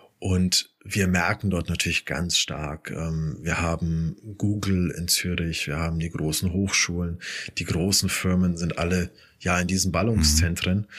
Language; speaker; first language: German; native; German